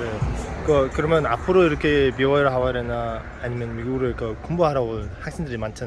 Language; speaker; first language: Korean; non-native, fluent; Mongolian